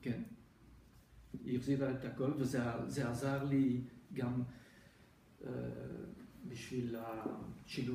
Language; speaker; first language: Hebrew; non-native, fluent; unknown